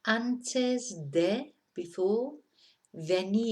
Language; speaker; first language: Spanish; non-native, fluent; English